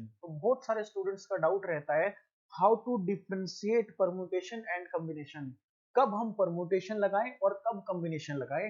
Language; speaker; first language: Hindi; native; Hindi